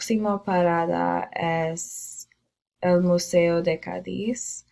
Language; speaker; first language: Spanish; non-native, learner; English